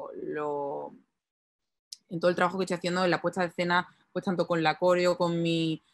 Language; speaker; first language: Spanish; native; Spanish